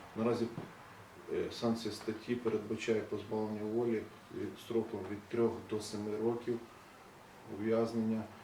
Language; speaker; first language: Ukrainian; native; Ukrainian